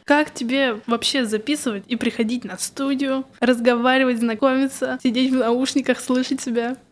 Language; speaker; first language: Russian; native; Russian